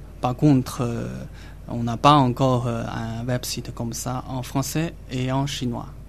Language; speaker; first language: French; non-native, fluent; Chinese